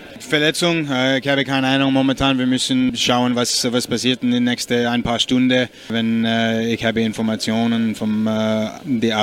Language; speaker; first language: German; non-native, learner; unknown